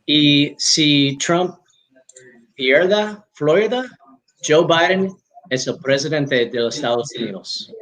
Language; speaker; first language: Spanish; non-native, learner; English